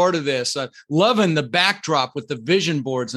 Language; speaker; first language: English; early bilingual, other home language; Dutch